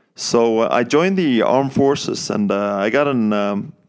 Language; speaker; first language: English; non-native, fluent; Norwegian